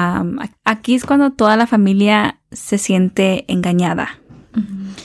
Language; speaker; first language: Spanish; early bilingual, heritage; Spanish